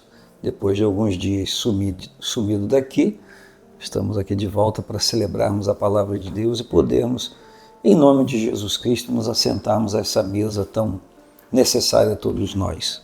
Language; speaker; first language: Portuguese; native; Portuguese